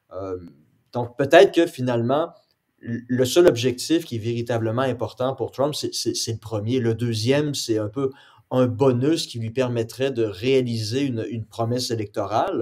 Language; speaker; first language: French; native; French